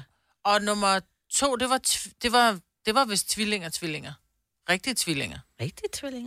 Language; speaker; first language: Danish; native; Danish